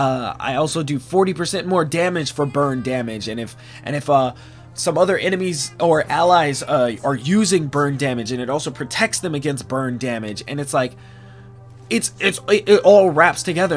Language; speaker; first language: English; native; English